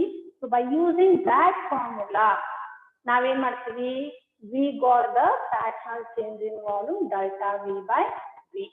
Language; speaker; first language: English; non-native, local second language; Kannada